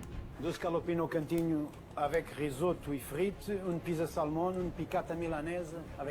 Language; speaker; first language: French; non-native, fluent; Portuguese